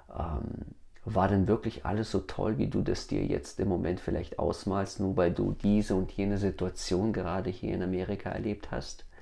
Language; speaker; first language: German; early bilingual, other home language; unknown